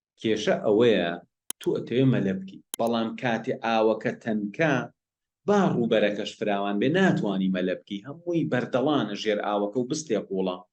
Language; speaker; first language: Central Kurdish; non-native, local second language; Gurani